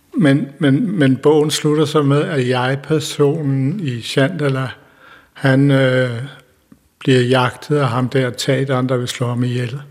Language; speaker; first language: Danish; native; Danish